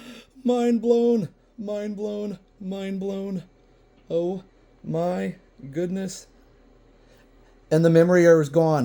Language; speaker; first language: English; native; English